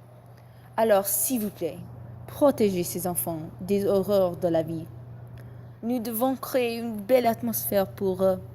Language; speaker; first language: French; non-native, learner; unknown